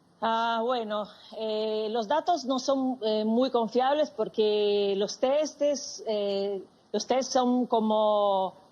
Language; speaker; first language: Spanish; non-native, fluent; Portuguese